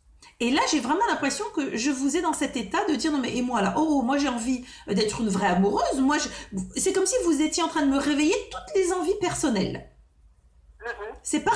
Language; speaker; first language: French; native; French